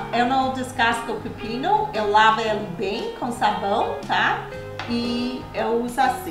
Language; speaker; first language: Portuguese; non-native, fluent; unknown